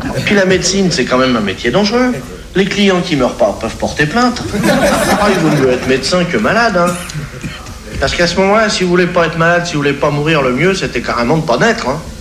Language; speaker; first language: French; native; French